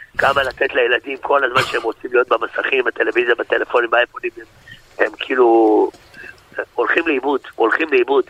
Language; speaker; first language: Hebrew; native; Hebrew